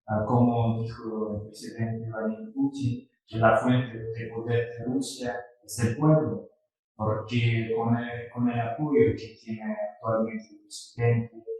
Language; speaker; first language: Spanish; non-native, fluent; Russian